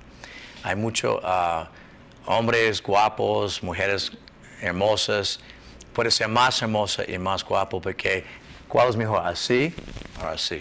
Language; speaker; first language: Spanish; non-native, learner; English